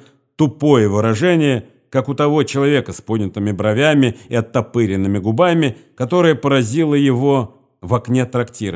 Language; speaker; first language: Russian; native; Russian